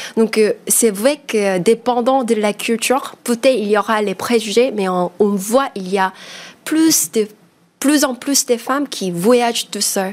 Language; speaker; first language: French; non-native, fluent; Korean